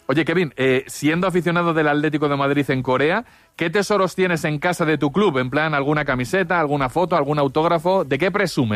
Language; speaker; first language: Spanish; native; Spanish